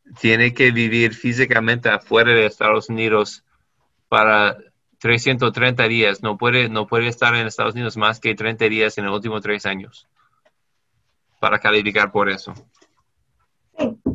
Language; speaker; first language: Spanish; non-native, learner; English